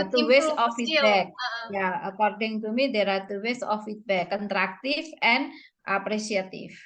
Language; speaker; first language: English; non-native, fluent; Indonesian